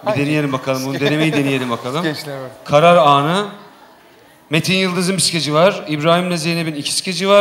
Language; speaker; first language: Turkish; native; Turkish